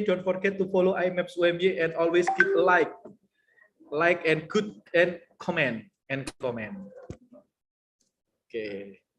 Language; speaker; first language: English; non-native, learner; Indonesian